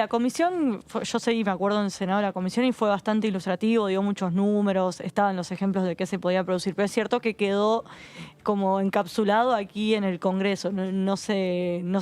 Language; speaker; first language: Spanish; native; Spanish